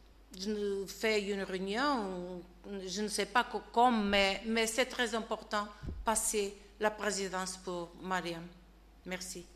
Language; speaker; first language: French; non-native, learner; Portuguese